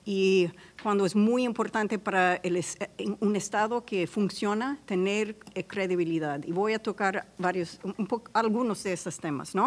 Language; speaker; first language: Spanish; non-native, fluent; English